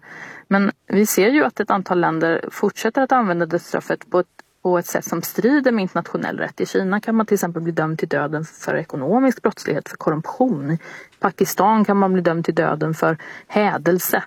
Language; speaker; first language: Swedish; native; Swedish